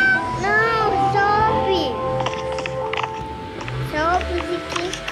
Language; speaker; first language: Portuguese; native; Portuguese